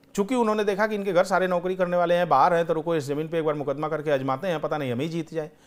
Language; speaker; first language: Hindi; native; Hindi